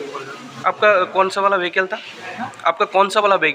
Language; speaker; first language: Hindi; non-native, local second language; Bangla